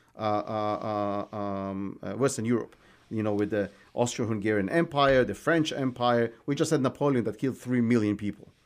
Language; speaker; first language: English; non-native, fluent; Hebrew